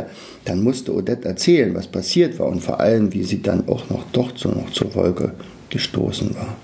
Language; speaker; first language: German; native; German